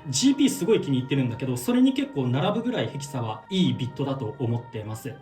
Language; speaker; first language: Japanese; native; Japanese